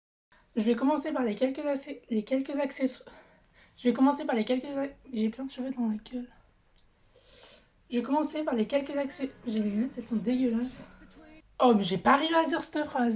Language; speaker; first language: French; native; French